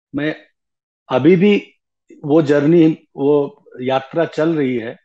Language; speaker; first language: Hindi; native; Hindi